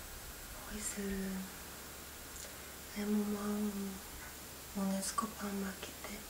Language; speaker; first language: French; non-native, fluent; Spanish